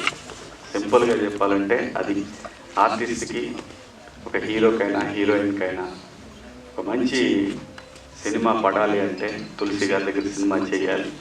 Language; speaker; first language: Telugu; native; Telugu